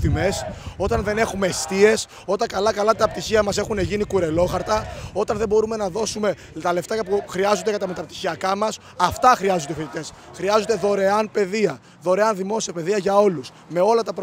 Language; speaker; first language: Greek; native; Greek